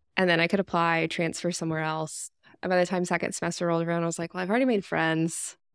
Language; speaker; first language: English; native; English